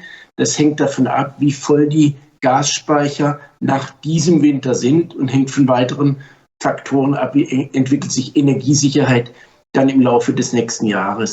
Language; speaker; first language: German; native; German